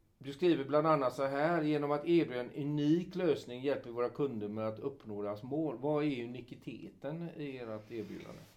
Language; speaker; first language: Swedish; native; Swedish